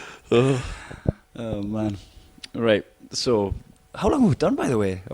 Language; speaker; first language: English; native; English